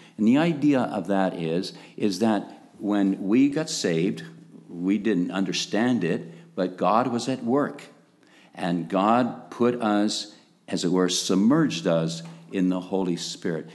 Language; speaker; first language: English; native; English